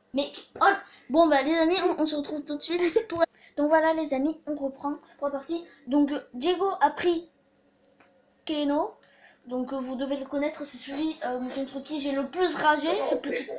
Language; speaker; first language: French; native; French